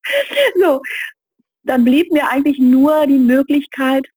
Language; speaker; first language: German; native; German